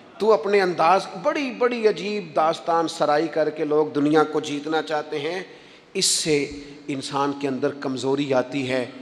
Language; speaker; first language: Urdu; non-native, local second language; Punjabi